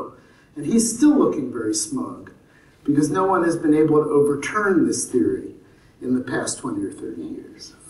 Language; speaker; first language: English; native; English